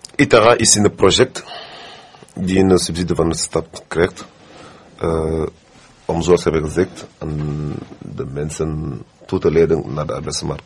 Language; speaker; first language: Dutch; non-native, fluent; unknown